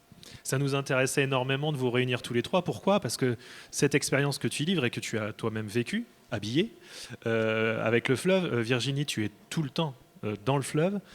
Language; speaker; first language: French; native; French